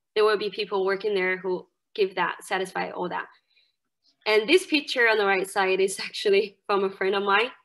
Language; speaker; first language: English; non-native, fluent; Chinese